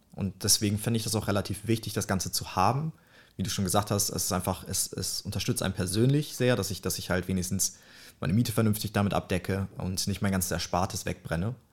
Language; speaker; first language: German; early bilingual, other home language; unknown